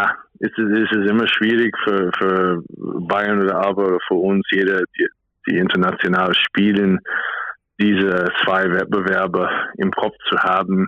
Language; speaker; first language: German; non-native, fluent; English